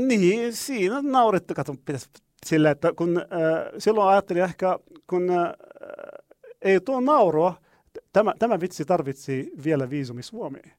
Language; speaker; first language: Finnish; non-native, learner; Arabic